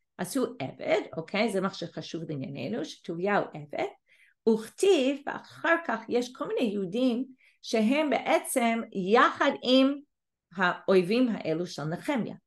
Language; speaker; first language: Hebrew; non-native, fluent; English